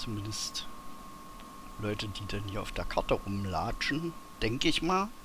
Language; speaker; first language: German; native; German